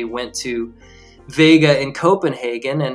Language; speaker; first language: English; native; English